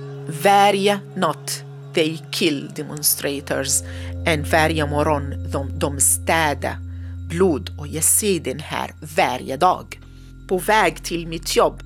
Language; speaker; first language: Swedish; non-native, learner; Arabic